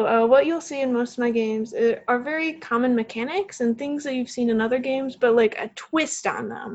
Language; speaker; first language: English; native; English